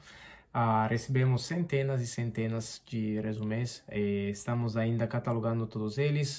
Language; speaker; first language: Portuguese; non-native, fluent; Spanish